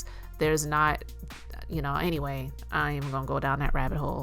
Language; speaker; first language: English; native; English